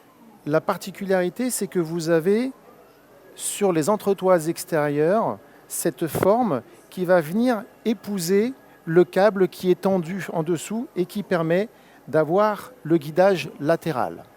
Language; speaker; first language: French; native; French